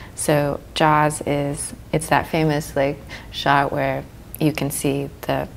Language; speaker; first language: English; native; English